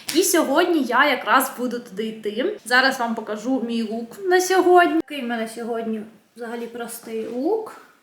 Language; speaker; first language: Ukrainian; native; Ukrainian